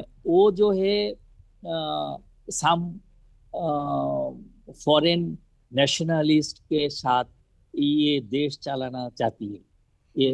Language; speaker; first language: Hindi; non-native, learner; Bangla